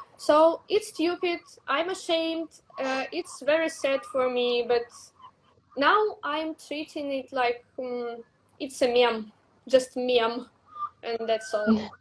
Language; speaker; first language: English; non-native, learner; Russian